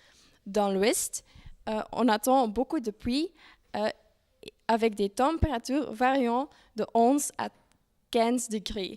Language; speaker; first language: French; non-native, learner; Dutch